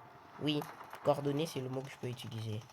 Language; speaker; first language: French; native; French